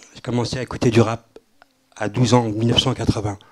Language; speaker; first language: French; native; French